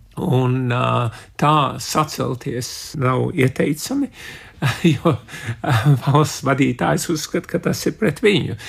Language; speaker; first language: Latvian; early bilingual, heritage; Latvian